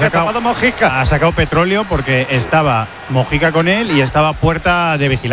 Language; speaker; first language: Spanish; native; Spanish